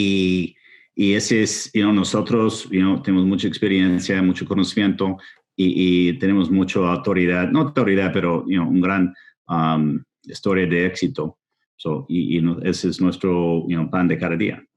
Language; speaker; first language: Spanish; non-native, fluent; English